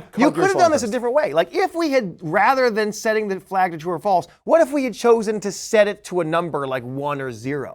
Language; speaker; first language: English; native; English